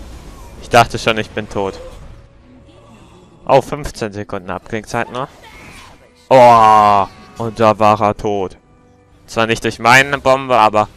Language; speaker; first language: German; native; German